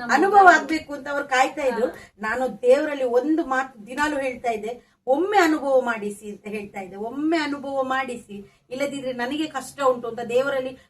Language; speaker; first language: Kannada; non-native, local second language; Tulu